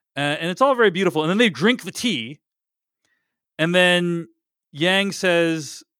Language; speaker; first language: English; early bilingual, other home language; Chinese